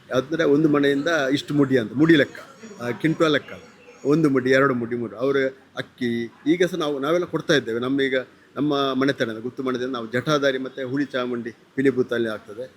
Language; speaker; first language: Kannada; non-native, local second language; Tulu